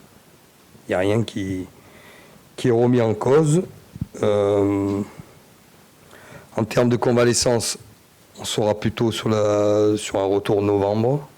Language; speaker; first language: French; native; French